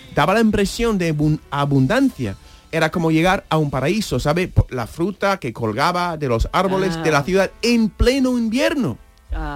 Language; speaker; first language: Spanish; non-native, fluent; English